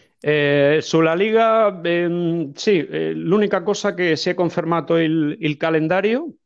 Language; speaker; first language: Italian; non-native, fluent; Spanish